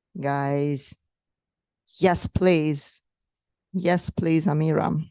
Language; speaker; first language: English; non-native, fluent; Russian